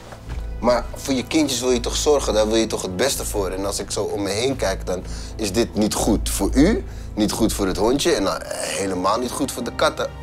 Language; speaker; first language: Dutch; native; Dutch